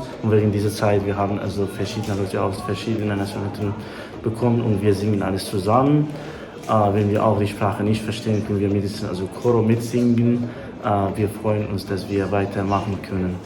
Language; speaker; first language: German; non-native, learner; Kurdish